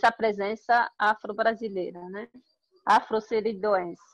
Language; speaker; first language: Portuguese; non-native, fluent; French